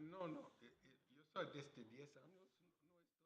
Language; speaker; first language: Spanish; non-native, fluent; German